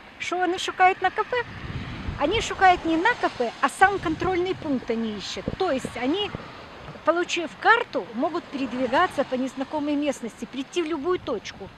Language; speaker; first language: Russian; native; Russian